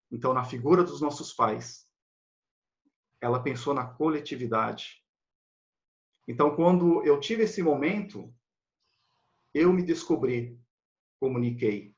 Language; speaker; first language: Portuguese; native; Portuguese